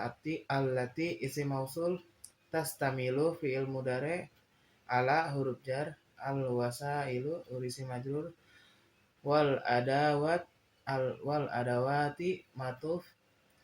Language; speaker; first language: Arabic; non-native, learner; Indonesian